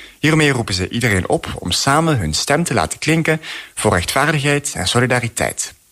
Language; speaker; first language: Dutch; native; Dutch